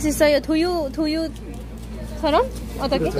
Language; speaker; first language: Korean; non-native, learner; Nepali